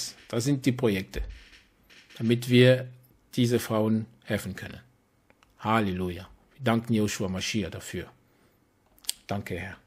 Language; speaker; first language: German; non-native, fluent; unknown